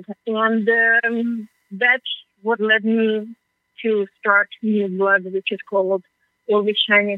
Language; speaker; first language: English; non-native, fluent; Russian